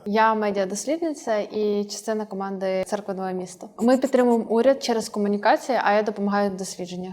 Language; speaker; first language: Ukrainian; non-native, local second language; Russian